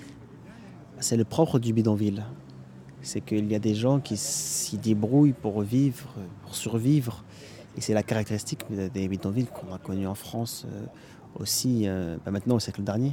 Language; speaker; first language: French; native; French